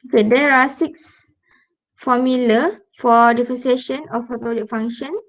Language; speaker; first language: English; non-native, local second language; Malay